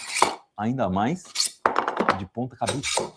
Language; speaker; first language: Portuguese; native; Portuguese